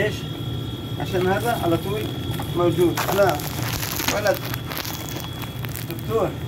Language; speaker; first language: Arabic; non-native, learner; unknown